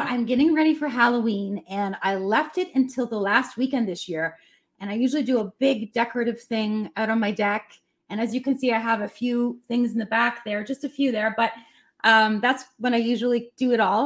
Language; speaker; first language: English; native; English